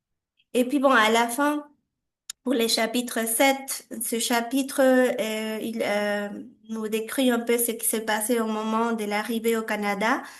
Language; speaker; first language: French; non-native, fluent; Spanish